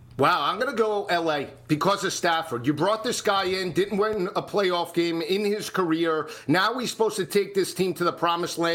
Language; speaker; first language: English; native; English